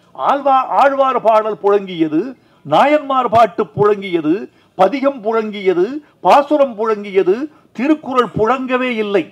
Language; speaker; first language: Tamil; native; Tamil